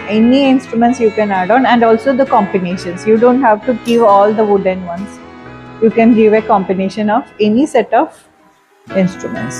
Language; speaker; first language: English; non-native, local second language; Malayalam